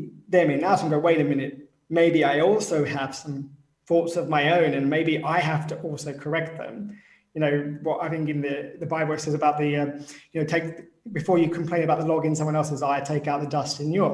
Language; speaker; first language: English; native; English